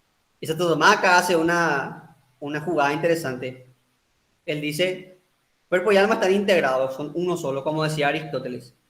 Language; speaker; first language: Spanish; native; Spanish